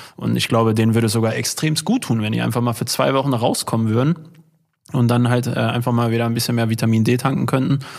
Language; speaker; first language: German; native; German